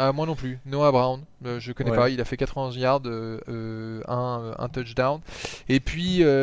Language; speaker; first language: French; native; French